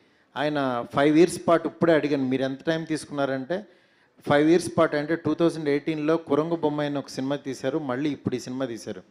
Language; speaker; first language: Telugu; native; Telugu